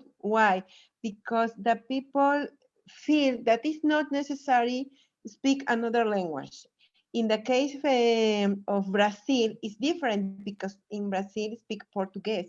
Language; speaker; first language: English; non-native, fluent; Spanish